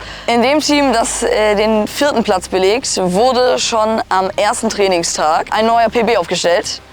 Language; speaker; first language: German; native; German